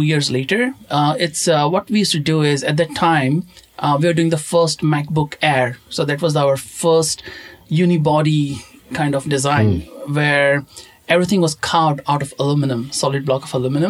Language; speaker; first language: English; non-native, local second language; Konkani